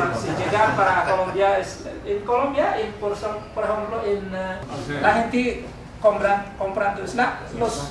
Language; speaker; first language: Spanish; non-native, learner; Indonesian